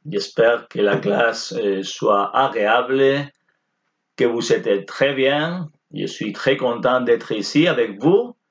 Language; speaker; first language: French; non-native, fluent; Spanish